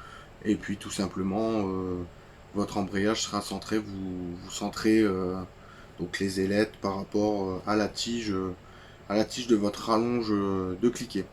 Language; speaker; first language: French; native; French